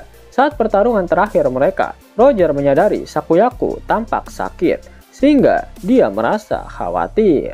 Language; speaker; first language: Indonesian; native; Indonesian